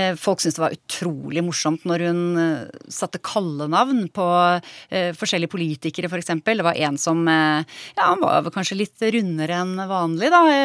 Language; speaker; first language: Norwegian; native; Norwegian